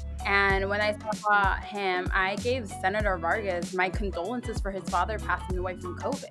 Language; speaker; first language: English; early bilingual, other home language; Spanish